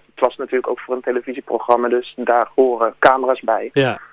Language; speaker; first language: Dutch; native; Dutch